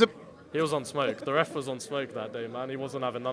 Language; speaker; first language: English; native; English